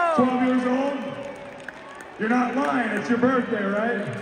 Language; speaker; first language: English; native; English